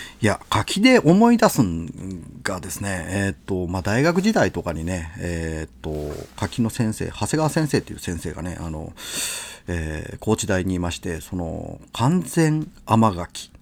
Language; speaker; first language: Japanese; native; Japanese